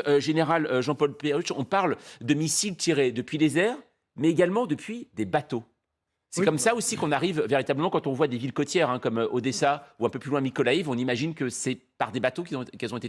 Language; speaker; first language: French; native; French